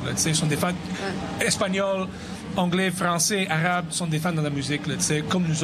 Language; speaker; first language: French; native; French